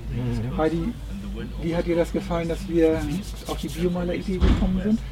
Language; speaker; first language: German; native; German